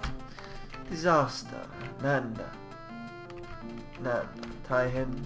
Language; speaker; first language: Japanese; non-native, learner; English